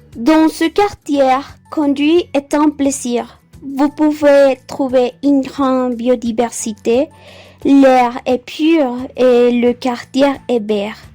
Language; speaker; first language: French; non-native, fluent; Spanish